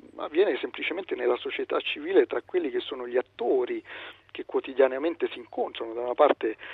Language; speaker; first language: Italian; native; Italian